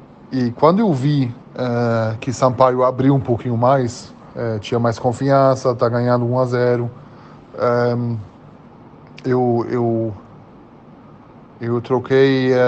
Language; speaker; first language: Portuguese; early bilingual, heritage; German